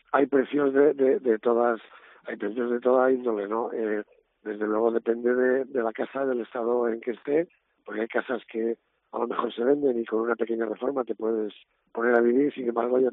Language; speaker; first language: Spanish; native; Spanish